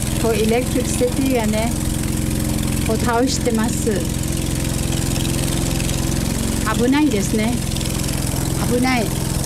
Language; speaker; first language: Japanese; non-native, learner; Thai